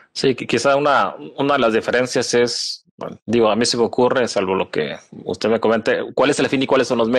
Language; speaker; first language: Spanish; native; Spanish